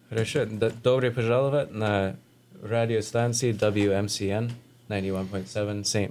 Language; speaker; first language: Russian; non-native, learner; English